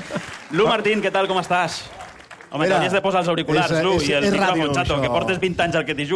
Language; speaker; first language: Catalan; native; Catalan